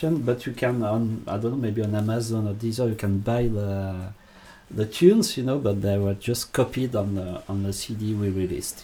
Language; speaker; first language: English; non-native, fluent; French